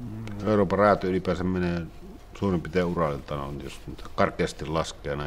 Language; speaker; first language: Finnish; native; Finnish